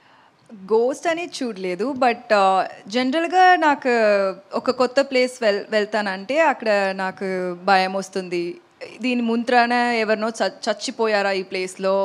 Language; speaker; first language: Telugu; non-native, learner; Tamil